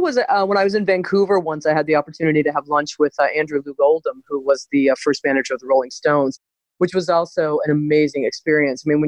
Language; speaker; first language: English; native; English